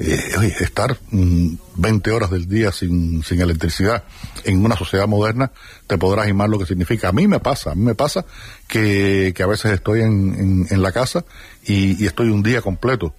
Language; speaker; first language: Spanish; native; Spanish